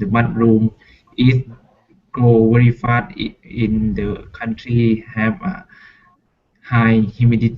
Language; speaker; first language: English; non-native, learner; Thai